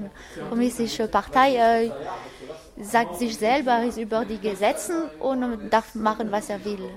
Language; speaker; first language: German; non-native, fluent; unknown